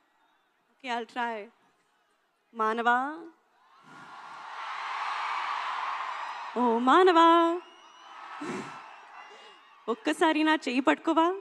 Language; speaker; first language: Telugu; non-native, learner; Hindi